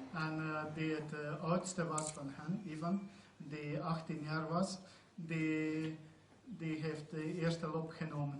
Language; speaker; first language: Dutch; non-native, fluent; Croatian